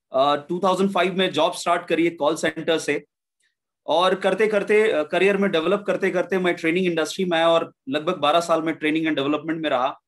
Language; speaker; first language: Hindi; native; Hindi